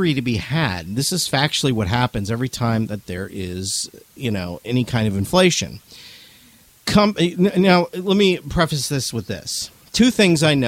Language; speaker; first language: English; native; English